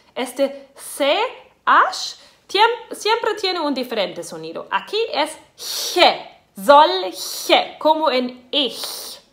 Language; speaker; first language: Spanish; non-native, fluent; German